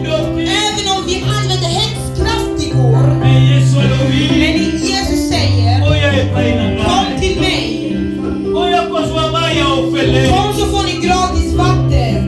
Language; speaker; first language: Swedish; non-native, learner; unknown